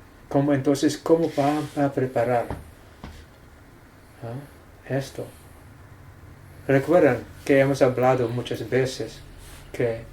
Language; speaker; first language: Spanish; non-native, fluent; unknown